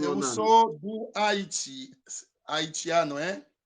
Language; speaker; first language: Portuguese; non-native, learner; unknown